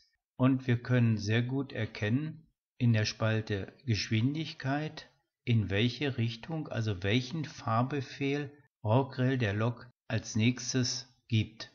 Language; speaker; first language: German; native; German